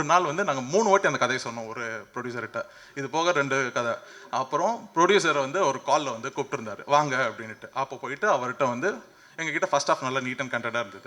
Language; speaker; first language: Tamil; native; Tamil